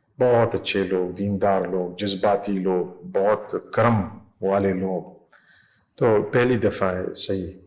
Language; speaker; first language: Urdu; non-native, fluent; English